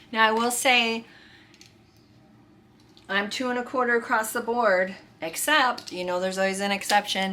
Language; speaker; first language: English; native; English